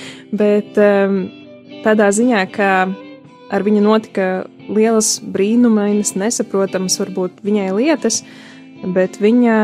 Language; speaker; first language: Latvian; native; Latvian